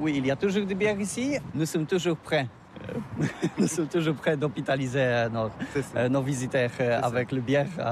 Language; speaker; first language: French; non-native, learner; Polish